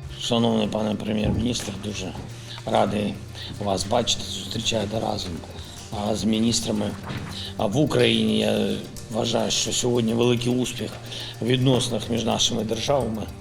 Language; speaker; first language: Ukrainian; non-native, local second language; Russian